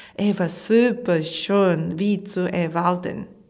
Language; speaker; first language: German; non-native, learner; Japanese